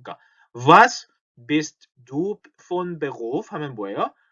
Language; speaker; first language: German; non-native, fluent; Korean